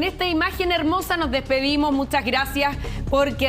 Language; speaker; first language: Spanish; native; Spanish